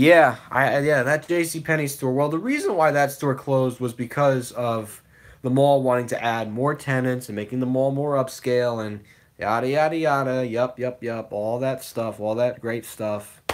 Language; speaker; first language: English; native; English